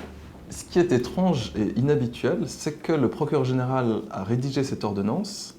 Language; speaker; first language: French; native; French